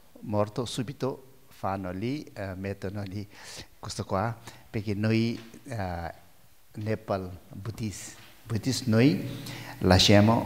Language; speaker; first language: Italian; non-native, learner; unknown